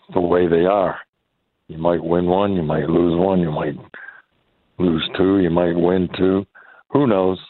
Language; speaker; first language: English; native; English